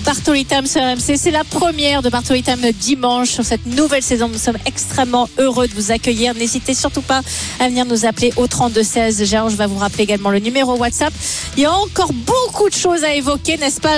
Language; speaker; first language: French; native; French